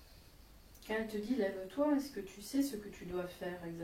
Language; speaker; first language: French; native; French